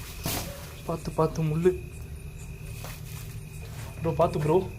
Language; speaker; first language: Tamil; native; Tamil